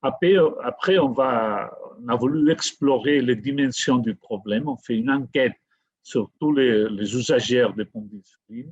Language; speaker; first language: French; non-native, fluent; Catalan